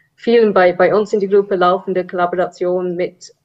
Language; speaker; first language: German; non-native, fluent; English